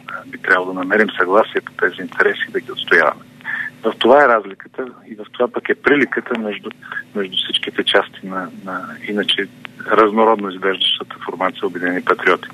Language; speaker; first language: Bulgarian; native; Bulgarian